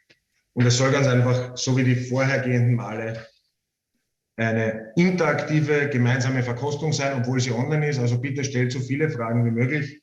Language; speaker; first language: German; native; German